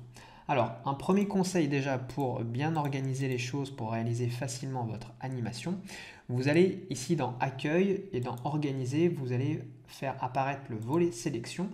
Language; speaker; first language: French; native; French